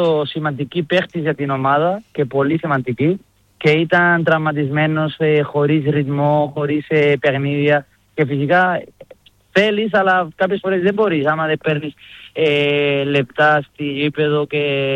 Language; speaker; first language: Greek; non-native, learner; Spanish